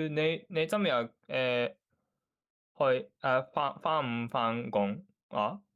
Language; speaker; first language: Chinese; non-native, learner; Japanese